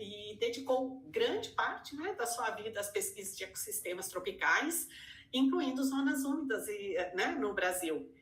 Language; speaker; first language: Portuguese; native; Portuguese